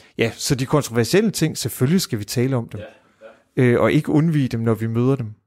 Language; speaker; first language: Danish; native; Danish